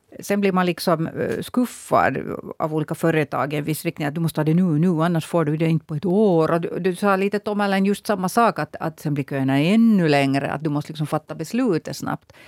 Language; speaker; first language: Swedish; native; Swedish